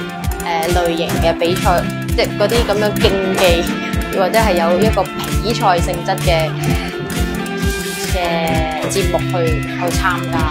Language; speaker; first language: Cantonese; native; Cantonese